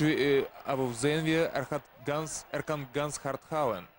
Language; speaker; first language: German; non-native, learner; Russian